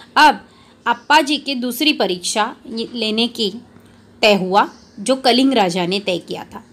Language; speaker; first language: Hindi; non-native, local second language; Marathi